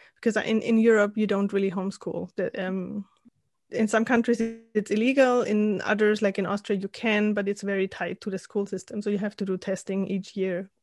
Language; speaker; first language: English; non-native, fluent; German